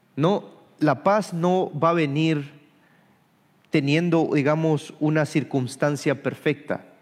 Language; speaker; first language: Spanish; early bilingual, heritage; Spanish